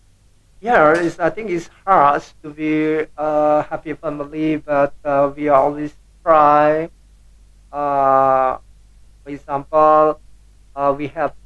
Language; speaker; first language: English; non-native, learner; Indonesian